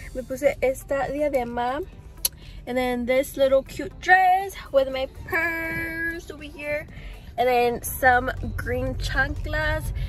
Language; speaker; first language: English; early bilingual, other home language; Spanish